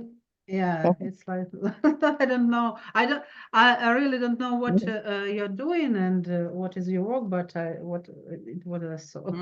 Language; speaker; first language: English; non-native, learner; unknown